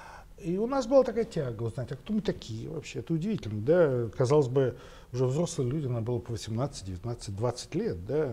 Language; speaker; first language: Russian; native; Russian